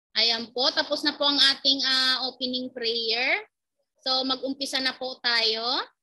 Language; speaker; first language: Filipino; native; Filipino